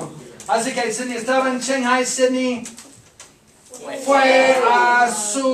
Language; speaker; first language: Spanish; non-native, fluent; English